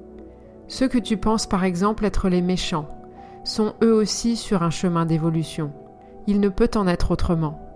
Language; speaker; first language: French; native; French